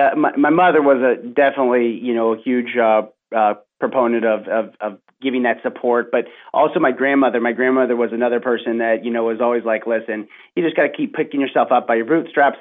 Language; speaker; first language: English; native; English